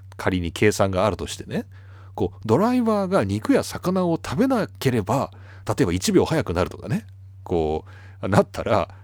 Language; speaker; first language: Japanese; native; Japanese